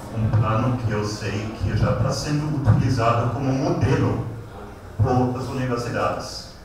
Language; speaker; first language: Portuguese; native; Portuguese